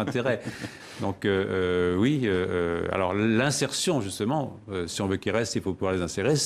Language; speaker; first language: French; native; French